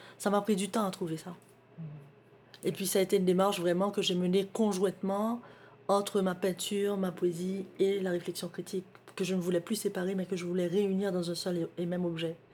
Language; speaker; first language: French; native; French